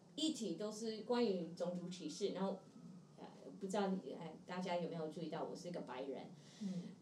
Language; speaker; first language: Chinese; non-native, fluent; English